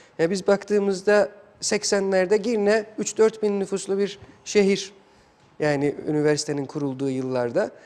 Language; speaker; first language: Turkish; non-native, fluent; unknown